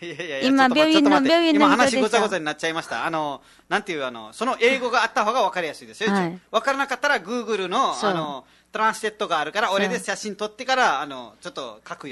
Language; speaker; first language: Japanese; non-native, fluent; Nepali